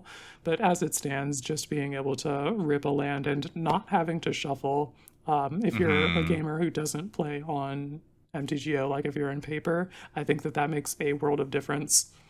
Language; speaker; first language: English; native; English